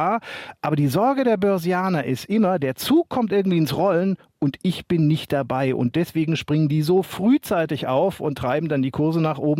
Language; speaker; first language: German; native; German